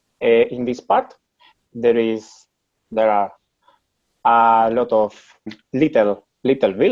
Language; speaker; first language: English; non-native, learner; Spanish